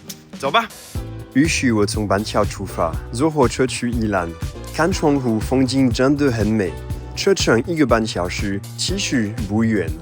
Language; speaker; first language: Chinese; non-native, fluent; French